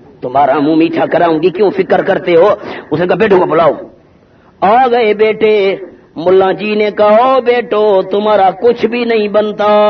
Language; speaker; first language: Urdu; native; Urdu